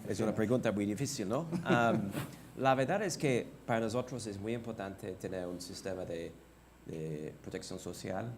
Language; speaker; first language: Spanish; non-native, fluent; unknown